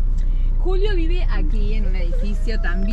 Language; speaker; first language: Spanish; native; Spanish